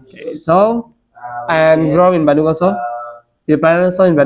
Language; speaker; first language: English; non-native, learner; Indonesian